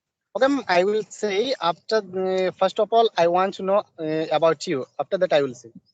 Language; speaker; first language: English; non-native, learner; Bangla